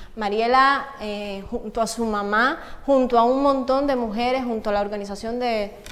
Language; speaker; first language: Spanish; native; Spanish